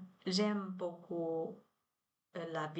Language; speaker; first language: French; non-native, learner; Chinese